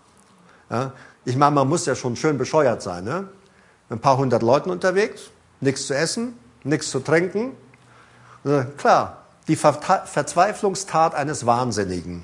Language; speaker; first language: German; native; German